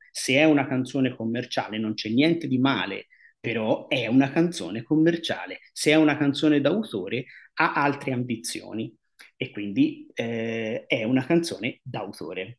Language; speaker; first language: Italian; native; Italian